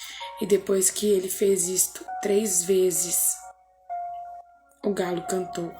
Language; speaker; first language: Portuguese; native; Portuguese